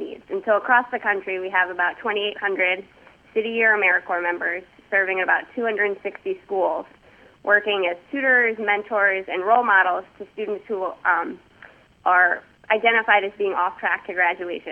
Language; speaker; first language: English; native; English